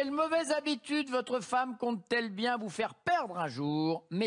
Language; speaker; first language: French; native; French